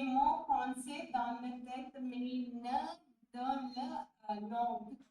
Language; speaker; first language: French; non-native, learner; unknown